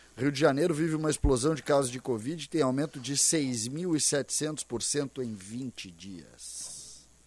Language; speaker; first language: Portuguese; native; Portuguese